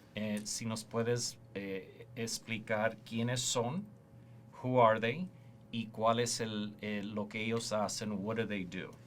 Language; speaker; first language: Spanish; early bilingual, heritage; Spanish